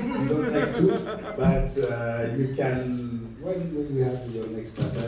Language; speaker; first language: English; non-native, fluent; French